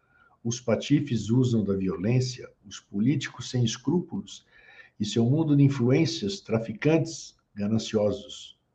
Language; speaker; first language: Portuguese; native; Portuguese